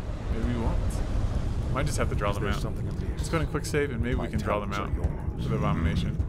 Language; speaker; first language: English; native; English